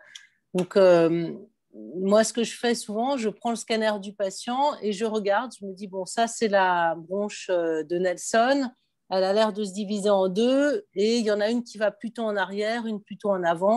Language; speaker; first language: French; native; French